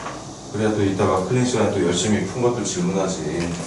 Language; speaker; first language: Korean; native; Korean